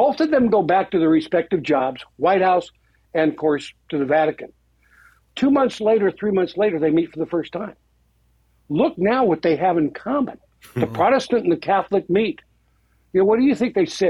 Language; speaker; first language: English; native; English